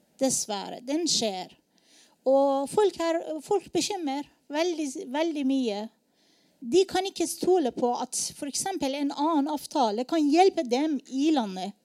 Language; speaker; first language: Norwegian; non-native, learner; Persian